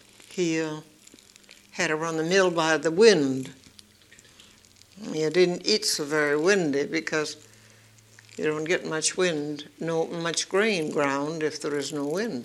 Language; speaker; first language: English; early bilingual, other home language; Dutch